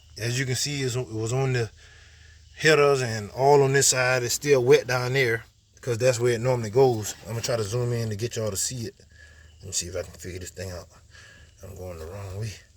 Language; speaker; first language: English; native; English